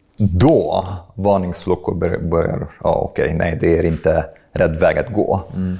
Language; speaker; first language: Swedish; non-native, fluent; Arabic